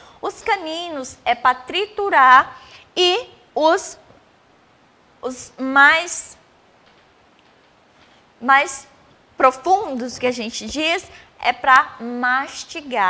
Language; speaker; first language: Portuguese; native; Portuguese